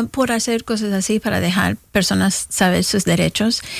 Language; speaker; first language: Spanish; early bilingual, heritage; Spanish